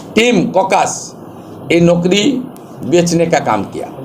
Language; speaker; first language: Hindi; non-native, local second language; Bangla